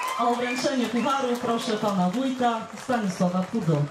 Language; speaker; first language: Polish; native; Polish